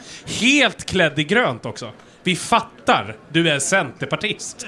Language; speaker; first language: Swedish; native; Swedish